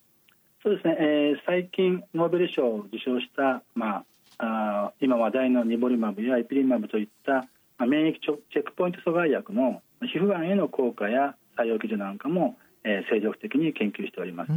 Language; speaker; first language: Japanese; native; Japanese